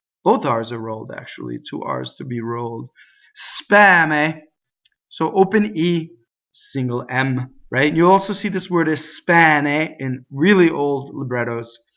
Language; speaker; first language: English; native; English